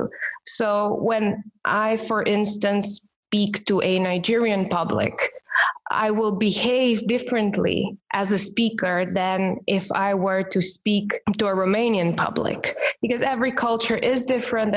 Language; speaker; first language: English; non-native, fluent; Romanian